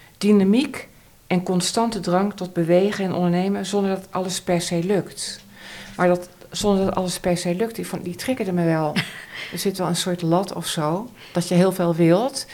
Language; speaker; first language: Dutch; native; Dutch